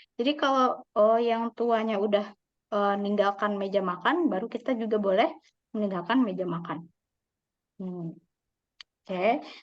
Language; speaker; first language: Indonesian; native; Indonesian